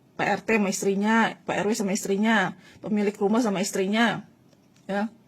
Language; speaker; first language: Indonesian; native; Indonesian